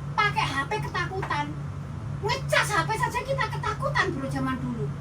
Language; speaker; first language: Indonesian; non-native, local second language; Javanese